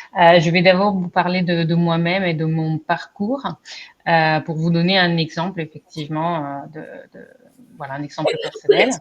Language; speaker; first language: French; non-native, fluent; Spanish